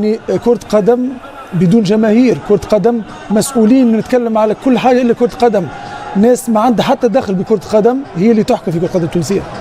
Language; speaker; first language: Arabic; native; Arabic